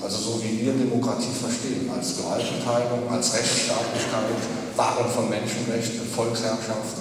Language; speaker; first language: German; native; German